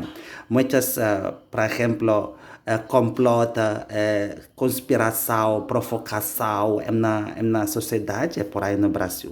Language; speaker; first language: Portuguese; non-native, learner; Indonesian